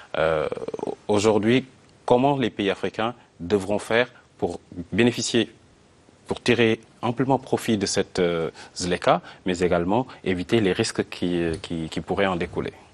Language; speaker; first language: French; non-native, local second language; Arabic